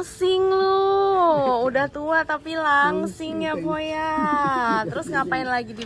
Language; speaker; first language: Indonesian; native; Indonesian